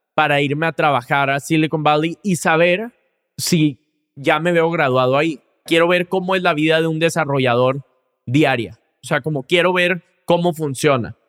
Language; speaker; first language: Spanish; native; Spanish